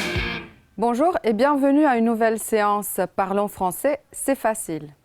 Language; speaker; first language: French; non-native, fluent; Romanian